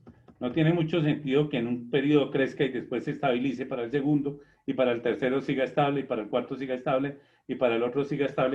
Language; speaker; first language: Spanish; native; Spanish